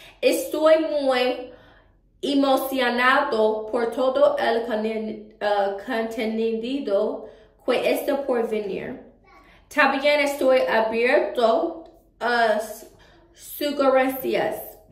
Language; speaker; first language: Spanish; non-native, learner; English